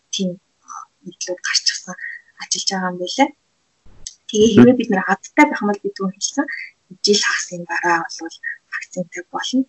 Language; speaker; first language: Mongolian; native; Mongolian